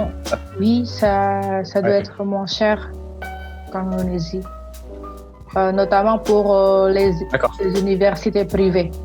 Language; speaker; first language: French; non-native, fluent; Indonesian